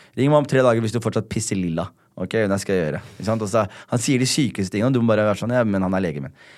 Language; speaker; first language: Norwegian; early bilingual, other home language; Somali